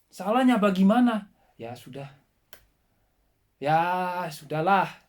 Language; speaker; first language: Indonesian; non-native, fluent; Dutch